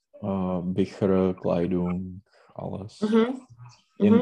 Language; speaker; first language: German; non-native, learner; Czech